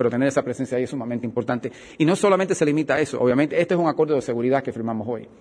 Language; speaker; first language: Spanish; early bilingual, heritage; Spanish